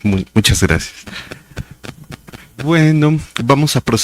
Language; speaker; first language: Spanish; native; Spanish